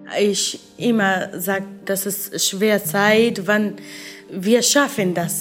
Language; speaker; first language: German; non-native, learner; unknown